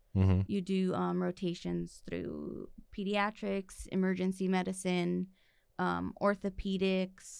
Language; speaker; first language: English; native; English